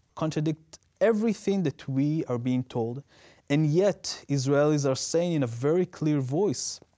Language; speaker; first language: English; non-native, fluent; Hebrew